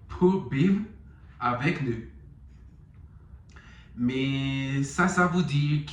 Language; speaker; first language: French; non-native, learner; Spanish